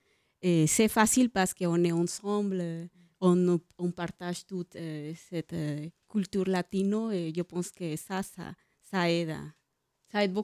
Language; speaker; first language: French; non-native, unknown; Spanish